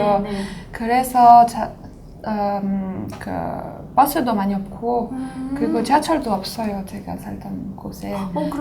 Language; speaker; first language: Korean; non-native, fluent; French